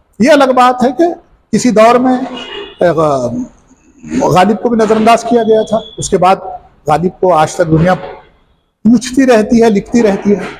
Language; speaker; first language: Urdu; native; Urdu